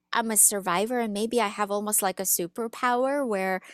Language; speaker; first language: English; early bilingual, other home language; Russian